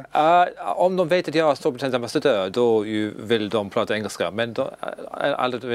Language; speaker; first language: Swedish; non-native, learner; English